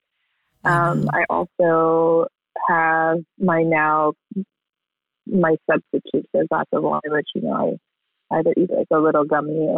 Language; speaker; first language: English; non-native, local second language; Filipino